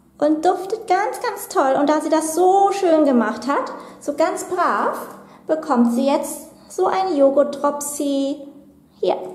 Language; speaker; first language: German; native; German